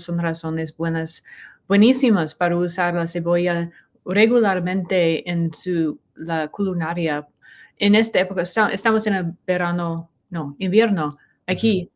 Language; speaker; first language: Spanish; non-native, learner; English